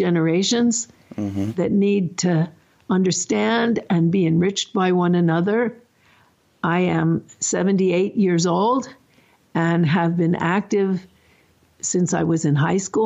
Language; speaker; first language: English; native; English